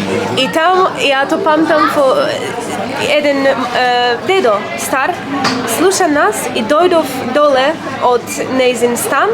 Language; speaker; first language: Macedonian; non-native, learner; Polish